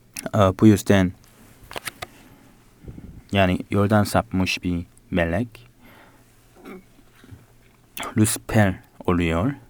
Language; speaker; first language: Turkish; non-native, fluent; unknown